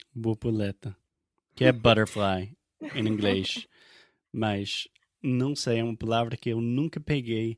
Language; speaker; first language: Portuguese; non-native, fluent; English